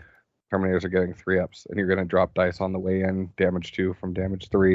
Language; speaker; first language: English; native; English